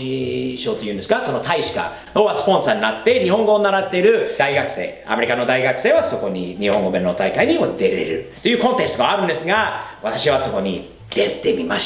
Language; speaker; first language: Japanese; non-native, fluent; English